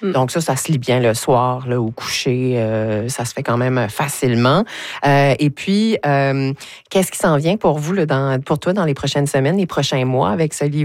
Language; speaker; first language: French; native; French